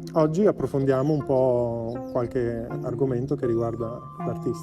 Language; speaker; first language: Italian; native; Italian